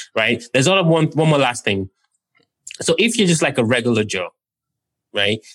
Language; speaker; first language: English; non-native, local second language; Yoruba